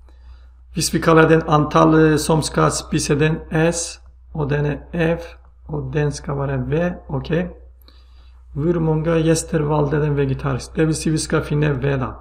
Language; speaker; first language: Swedish; non-native, fluent; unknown